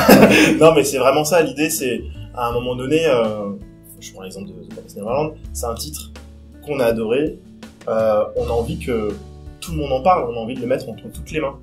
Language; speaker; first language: French; native; French